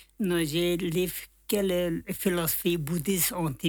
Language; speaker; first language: French; non-native, learner; Tibetan